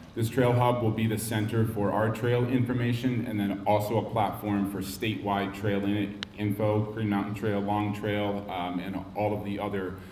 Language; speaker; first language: English; native; English